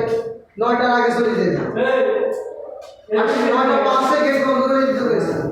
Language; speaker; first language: Hindi; non-native, learner; Bangla